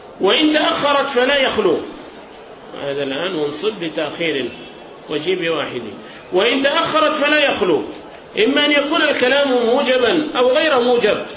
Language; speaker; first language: Arabic; native; Arabic